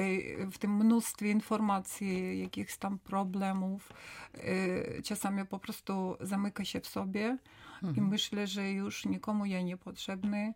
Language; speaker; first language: Polish; non-native, learner; Ukrainian